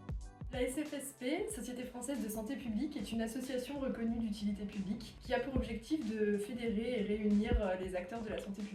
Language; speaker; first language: French; native; French